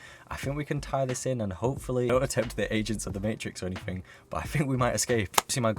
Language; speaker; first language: English; native; English